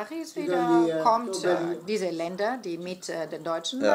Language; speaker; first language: German; non-native, fluent; Greek